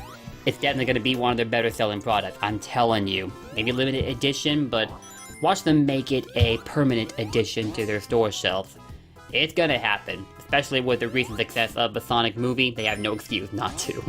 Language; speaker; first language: English; native; English